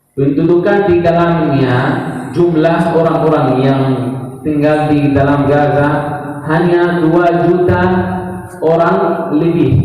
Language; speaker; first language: Indonesian; non-native, learner; Arabic